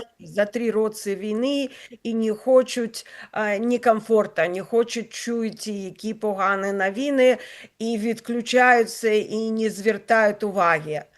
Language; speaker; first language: Ukrainian; non-native, local second language; Russian